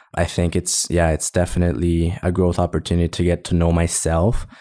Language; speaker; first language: English; early bilingual, other home language; Spanish